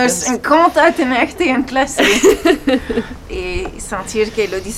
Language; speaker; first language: Spanish; non-native, fluent; French